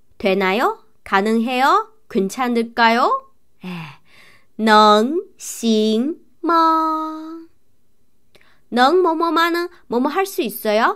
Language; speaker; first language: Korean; non-native, fluent; Chinese